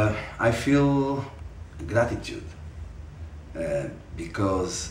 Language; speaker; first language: English; non-native, fluent; Portuguese